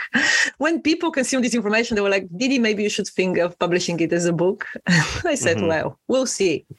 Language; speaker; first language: English; non-native, fluent; Bulgarian